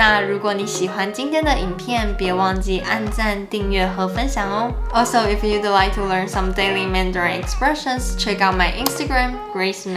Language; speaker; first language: Chinese; non-native, local second language; English